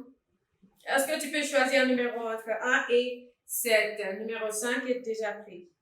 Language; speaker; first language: French; non-native, fluent; English